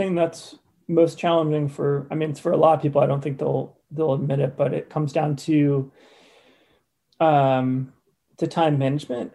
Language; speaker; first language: English; native; English